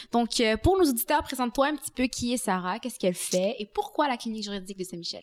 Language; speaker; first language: French; native; French